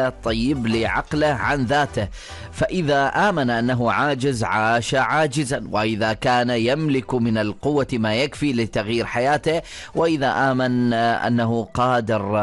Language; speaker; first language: Arabic; native; Arabic